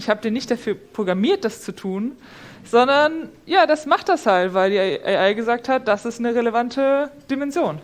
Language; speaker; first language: German; native; German